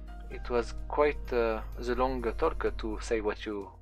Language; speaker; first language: English; non-native, fluent; French